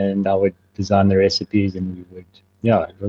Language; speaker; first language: English; native; English